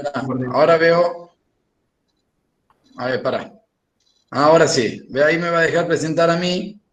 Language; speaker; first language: Spanish; native; Spanish